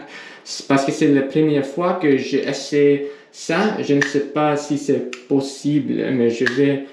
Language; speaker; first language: French; non-native, learner; English